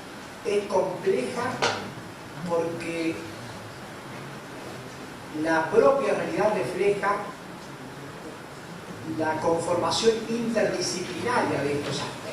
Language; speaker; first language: Spanish; native; Spanish